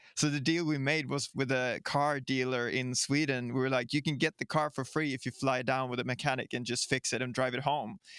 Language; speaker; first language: English; non-native, fluent; Swedish